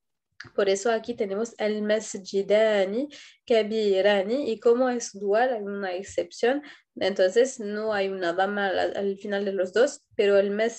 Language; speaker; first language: Spanish; non-native, fluent; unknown